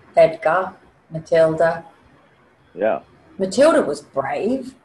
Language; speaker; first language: English; native; English